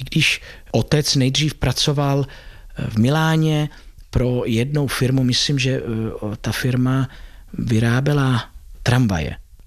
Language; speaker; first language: Czech; non-native, learner; Italian